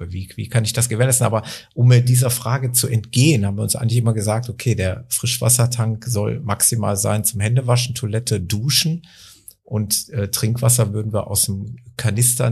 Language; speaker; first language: German; native; German